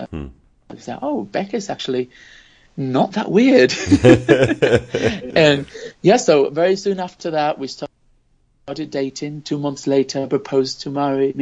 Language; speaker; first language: English; non-native, fluent; Spanish